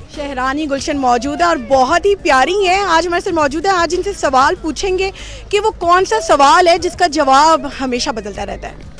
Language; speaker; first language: Urdu; native; Urdu